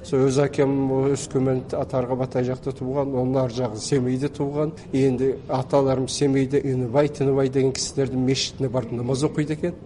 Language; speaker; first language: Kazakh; early bilingual, heritage; Kazakh